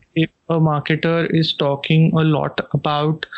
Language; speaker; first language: English; non-native, local second language; Hindi